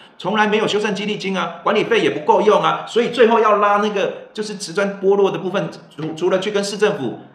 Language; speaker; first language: Chinese; native; Chinese